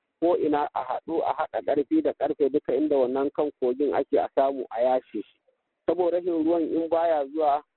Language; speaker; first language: Hausa; native; Hausa